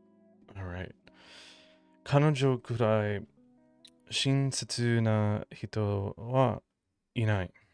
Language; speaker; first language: Japanese; non-native, learner; English